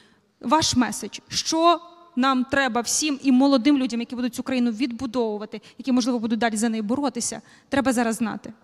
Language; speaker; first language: Ukrainian; native; Ukrainian